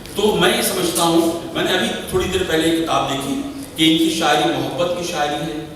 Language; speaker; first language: Urdu; native; Urdu